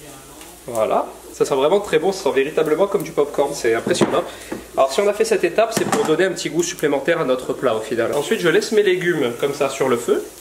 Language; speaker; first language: French; native; French